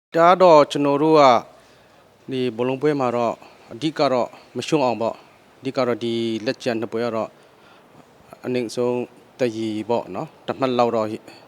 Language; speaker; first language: Burmese; native; Burmese